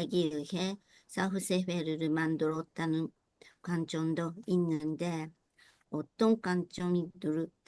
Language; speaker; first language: Korean; non-native, learner; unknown